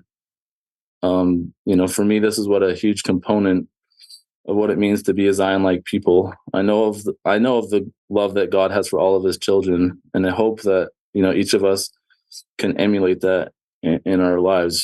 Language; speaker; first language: English; native; English